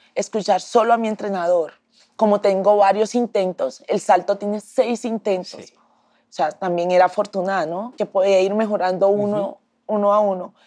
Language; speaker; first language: Spanish; native; Spanish